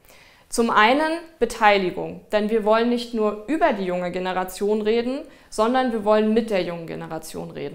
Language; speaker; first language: German; native; German